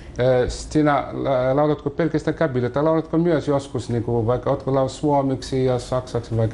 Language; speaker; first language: Finnish; non-native, learner; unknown